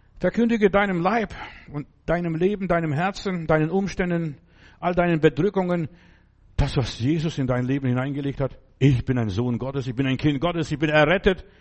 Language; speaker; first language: German; non-native, fluent; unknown